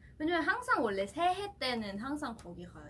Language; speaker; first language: Korean; non-native, fluent; Thai